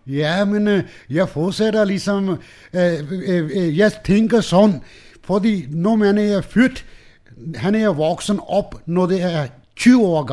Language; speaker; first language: Danish; non-native, learner; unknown